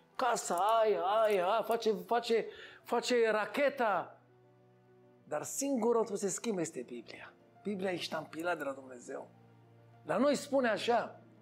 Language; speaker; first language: Romanian; non-native, learner; Hebrew